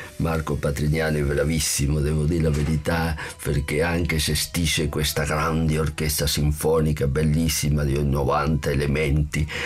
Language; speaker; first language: Italian; non-native, fluent; Spanish